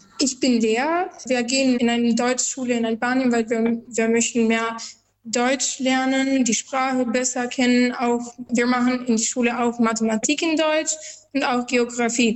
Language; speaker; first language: German; non-native, learner; Albanian